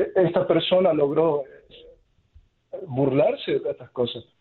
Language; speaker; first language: Spanish; native; Spanish